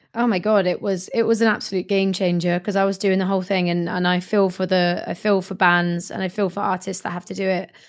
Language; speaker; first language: English; native; English